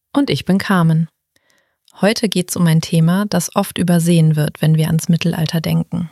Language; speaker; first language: German; native; German